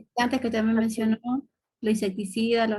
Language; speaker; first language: Spanish; native; Spanish